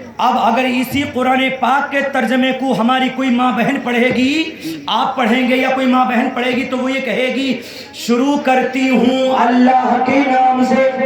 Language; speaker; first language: Urdu; native; Urdu